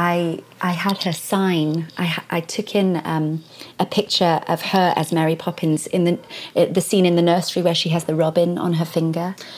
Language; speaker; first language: English; native; English